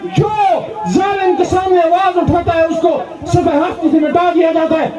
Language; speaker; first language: Urdu; non-native, local second language; Pashto